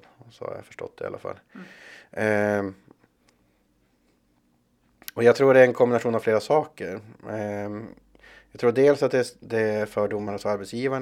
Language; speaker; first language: Swedish; native; Swedish